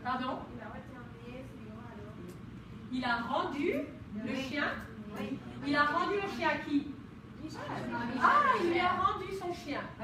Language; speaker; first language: French; non-native, fluent; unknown